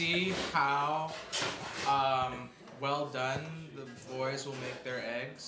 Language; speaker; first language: English; non-native, local second language; Filipino